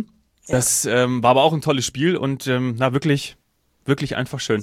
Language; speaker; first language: German; native; German